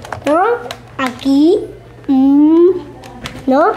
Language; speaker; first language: Spanish; native; Spanish